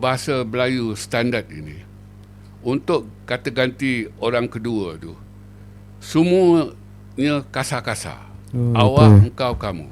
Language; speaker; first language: Malay; native; Malay